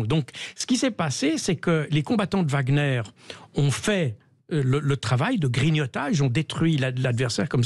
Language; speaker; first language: French; native; French